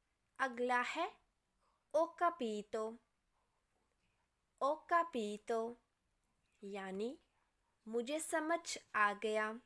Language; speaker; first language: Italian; non-native, fluent; Urdu